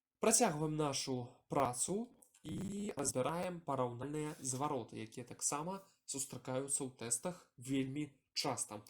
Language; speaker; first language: Belarusian; non-native, local second language; Russian